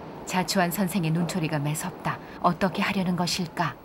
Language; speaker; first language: Korean; native; Korean